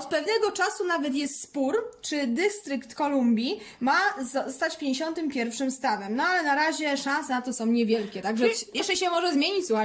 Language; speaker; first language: Polish; native; Polish